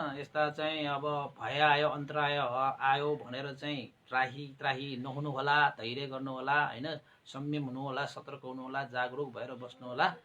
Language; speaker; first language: Nepali; non-native, local second language; Newari